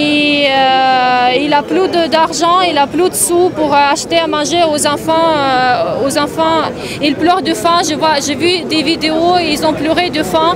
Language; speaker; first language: French; non-native, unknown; Russian